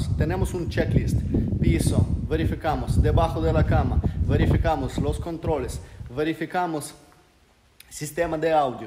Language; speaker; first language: Spanish; non-native, fluent; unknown